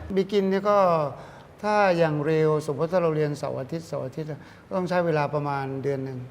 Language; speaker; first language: Thai; native; Thai